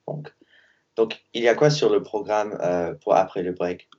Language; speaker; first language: French; non-native, learner; English